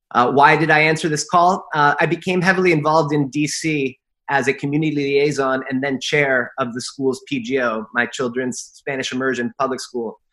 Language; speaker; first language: English; native; English